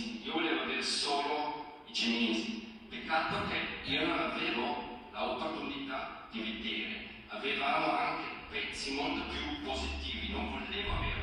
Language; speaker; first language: Italian; non-native, fluent; German